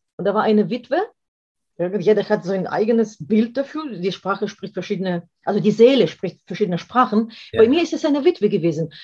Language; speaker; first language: German; non-native, fluent; Russian